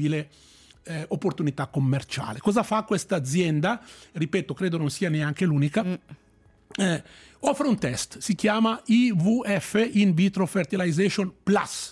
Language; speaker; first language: Italian; native; Italian